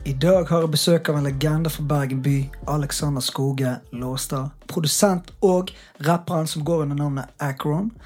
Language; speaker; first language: Norwegian; native; Norwegian